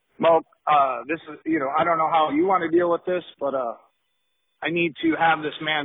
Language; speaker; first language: English; non-native, fluent; Spanish